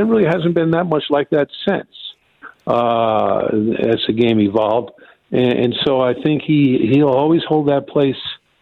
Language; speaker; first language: English; native; English